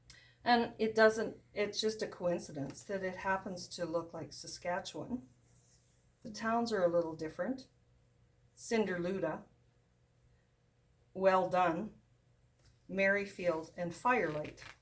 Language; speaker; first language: English; native; English